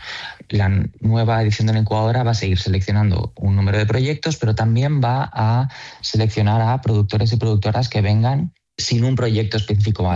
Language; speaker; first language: Spanish; native; Spanish